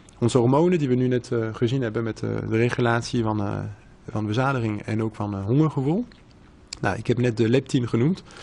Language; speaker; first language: Dutch; non-native, fluent; French